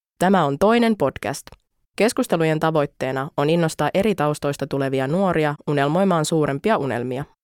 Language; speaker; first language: Finnish; early bilingual, other home language; Bangla